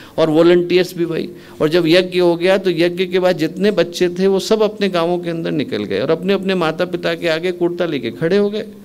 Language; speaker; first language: Hindi; native; Hindi